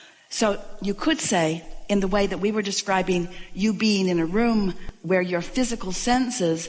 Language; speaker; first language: English; native; English